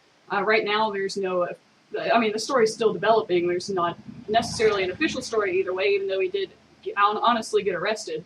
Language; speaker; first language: English; native; English